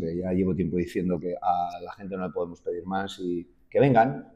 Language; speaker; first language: Spanish; native; Spanish